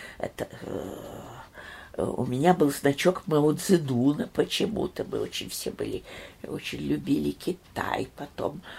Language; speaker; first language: Russian; early bilingual, heritage; Russian